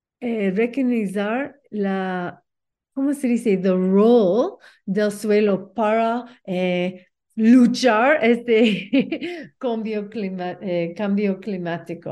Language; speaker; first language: Spanish; non-native, learner; English